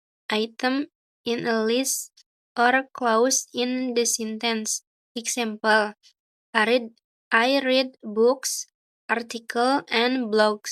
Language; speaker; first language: English; non-native, learner; Indonesian